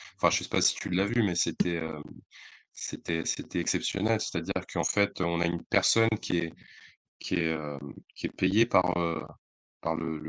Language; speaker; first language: French; native; French